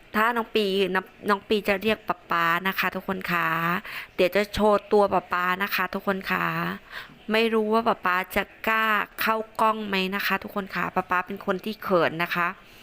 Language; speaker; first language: Thai; non-native, local second language; Northern Khmer